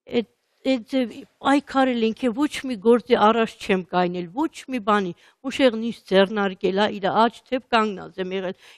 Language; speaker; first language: Armenian; native; Armenian